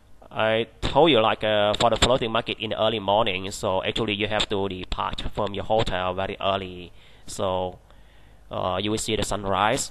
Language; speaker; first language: English; non-native, fluent; Vietnamese